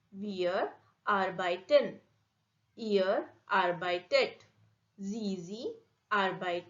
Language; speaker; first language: German; non-native, fluent; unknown